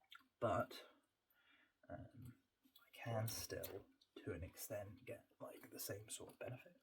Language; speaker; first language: English; native; English